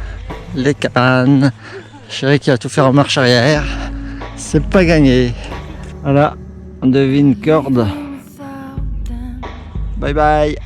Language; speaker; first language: French; native; French